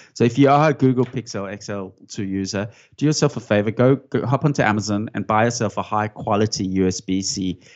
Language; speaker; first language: English; native; English